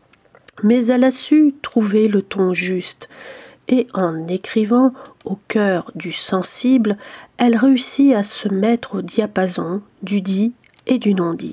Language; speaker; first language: French; native; French